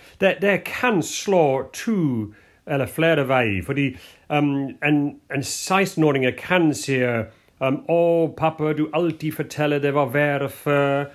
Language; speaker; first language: Norwegian; non-native, fluent; English